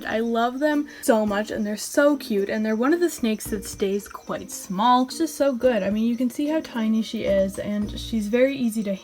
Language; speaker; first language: English; native; English